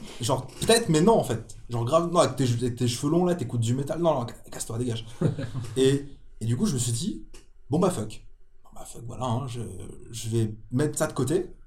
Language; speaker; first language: French; native; French